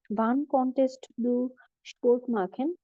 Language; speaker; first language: German; non-native, fluent; Bangla